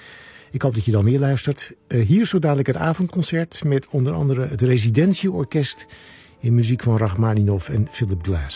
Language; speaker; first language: Dutch; native; Dutch